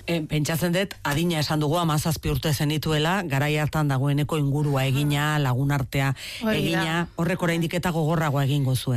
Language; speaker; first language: Basque; native; Basque